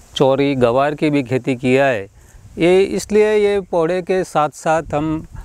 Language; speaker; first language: Hindi; non-native, local second language; Gujarati